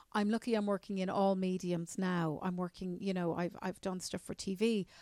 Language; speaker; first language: English; native; English